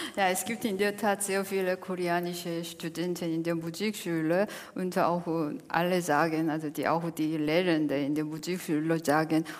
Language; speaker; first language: German; non-native, fluent; Korean